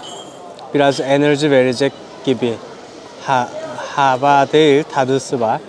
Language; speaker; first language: Turkish; non-native, learner; Korean